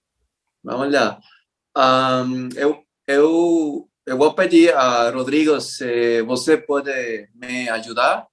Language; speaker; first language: Portuguese; non-native, learner; Spanish